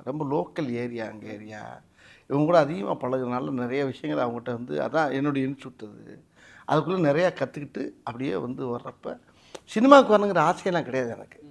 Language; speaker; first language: Tamil; native; Tamil